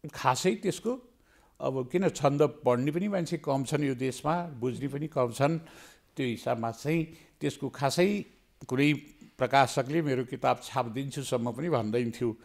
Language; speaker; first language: Nepali; native; Nepali